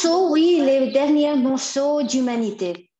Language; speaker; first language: French; non-native, fluent; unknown